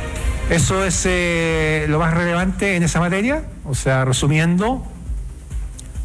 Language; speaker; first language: Spanish; native; Spanish